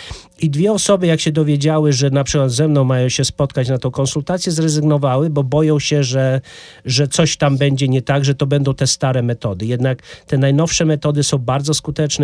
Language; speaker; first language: Polish; native; Polish